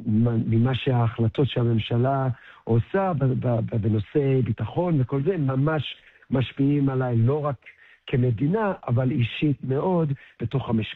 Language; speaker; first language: Hebrew; early bilingual, heritage; English